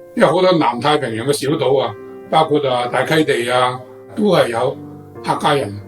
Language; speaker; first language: Cantonese; native; Cantonese